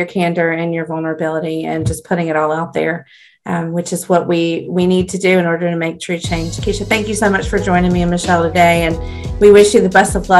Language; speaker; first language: English; native; English